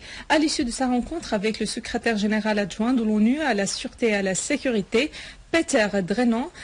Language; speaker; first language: French; non-native, fluent; Arabic